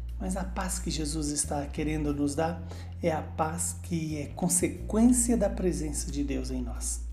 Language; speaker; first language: Portuguese; native; Portuguese